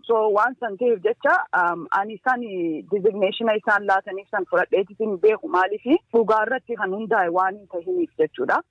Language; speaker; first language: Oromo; early bilingual, heritage; Oromo